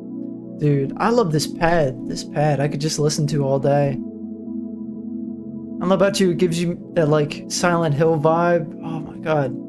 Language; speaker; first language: English; native; English